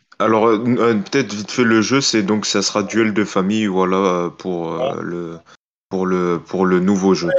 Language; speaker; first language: French; native; French